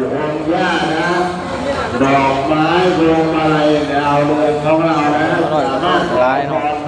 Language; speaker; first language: Thai; native; Thai